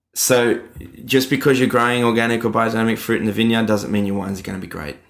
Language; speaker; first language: English; native; English